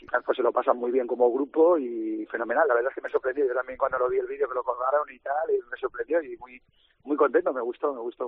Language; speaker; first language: Spanish; native; Spanish